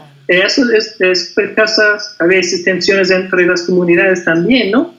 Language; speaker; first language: Spanish; non-native, fluent; English